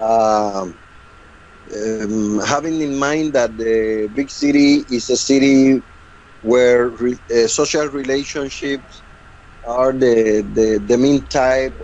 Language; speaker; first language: English; non-native, learner; Spanish